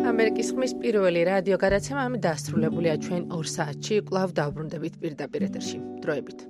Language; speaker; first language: Georgian; native; Georgian